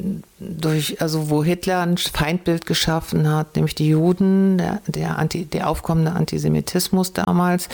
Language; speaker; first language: German; native; German